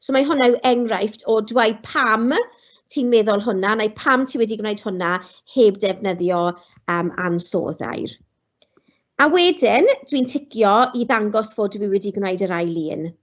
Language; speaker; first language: Welsh; non-native, local second language; English